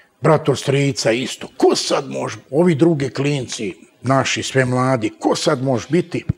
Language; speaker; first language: Serbian; native; Serbian